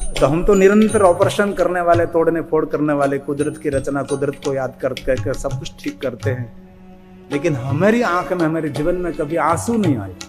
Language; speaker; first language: Hindi; non-native, local second language; Gujarati